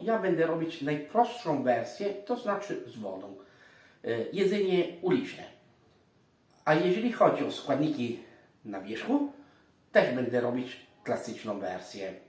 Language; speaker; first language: Polish; non-native, fluent; Italian